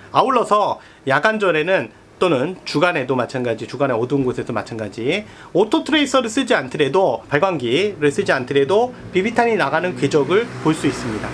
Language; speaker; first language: Korean; native; Korean